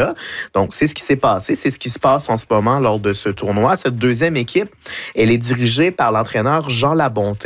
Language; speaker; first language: French; native; French